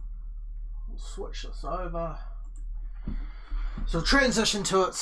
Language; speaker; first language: English; native; English